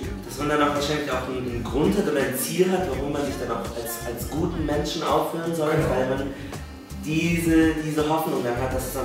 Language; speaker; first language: German; native; German